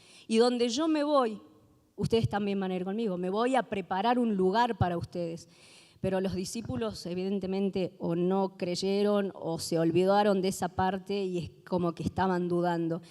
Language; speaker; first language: Spanish; native; Spanish